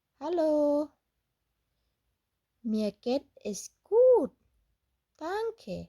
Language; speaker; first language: German; non-native, fluent; Thai